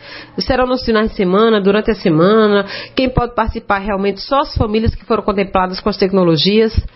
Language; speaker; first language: Portuguese; native; Portuguese